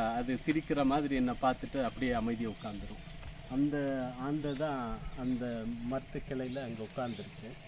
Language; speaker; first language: Tamil; non-native, local second language; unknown